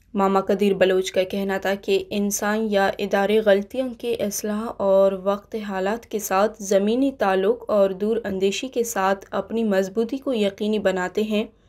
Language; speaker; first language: Urdu; non-native, local second language; Baluchi